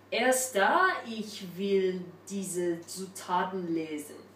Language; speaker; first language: German; non-native, learner; English